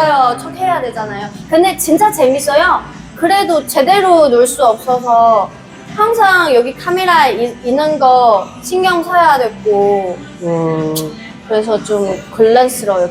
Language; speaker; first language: Korean; non-native, fluent; Chinese